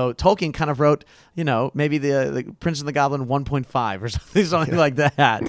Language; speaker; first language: English; native; English